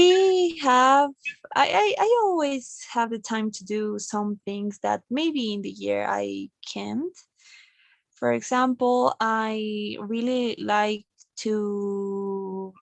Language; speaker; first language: English; non-native, learner; Spanish